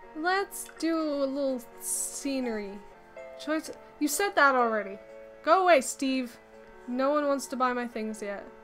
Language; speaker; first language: English; native; English